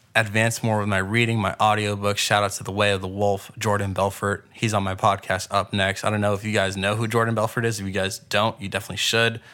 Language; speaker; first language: English; early bilingual, other home language; Spanish